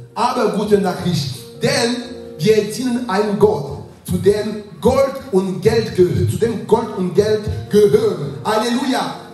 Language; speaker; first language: German; non-native, fluent; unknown